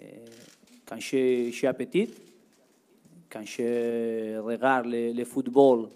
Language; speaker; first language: French; non-native, learner; Spanish